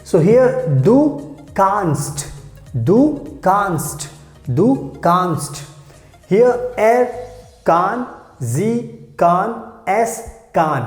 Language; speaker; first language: German; non-native, fluent; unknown